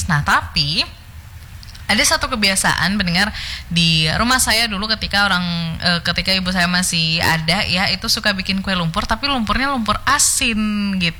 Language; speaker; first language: Indonesian; native; Indonesian